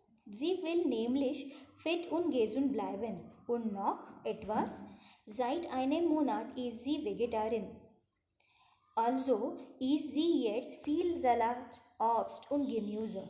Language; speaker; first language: German; non-native, fluent; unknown